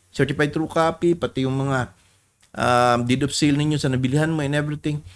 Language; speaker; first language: Filipino; native; Filipino